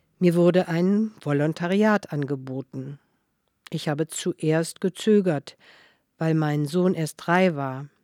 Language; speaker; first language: German; non-native, fluent; Russian